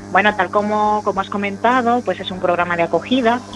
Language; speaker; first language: Spanish; native; Spanish